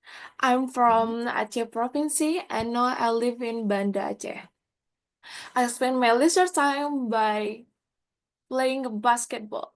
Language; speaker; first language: English; non-native, learner; Indonesian